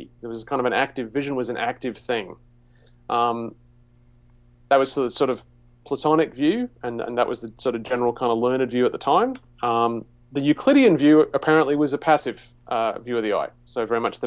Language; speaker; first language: English; native; English